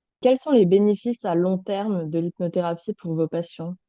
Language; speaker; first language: French; native; French